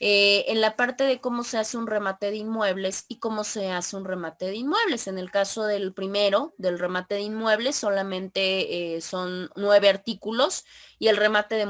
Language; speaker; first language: Spanish; native; Spanish